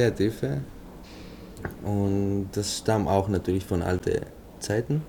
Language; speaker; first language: German; non-native, fluent; Greek